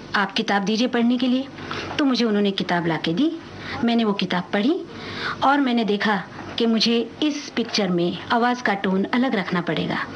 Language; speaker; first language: Hindi; non-native, local second language; Marathi